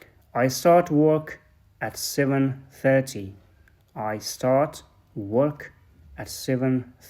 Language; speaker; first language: English; non-native, fluent; Persian